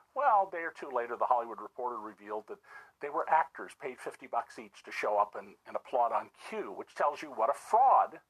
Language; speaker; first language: English; native; English